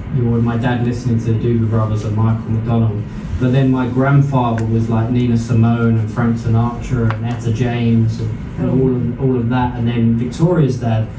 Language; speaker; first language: English; native; English